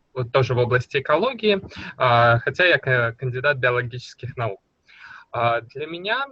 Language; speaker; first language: Russian; native; Russian